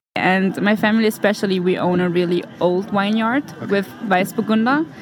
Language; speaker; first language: English; non-native, fluent; Italian